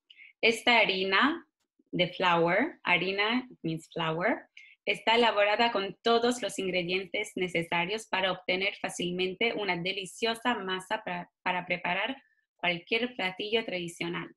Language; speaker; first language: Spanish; non-native, fluent; Italian